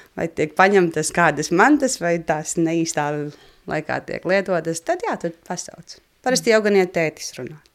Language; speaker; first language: Latvian; native; Latvian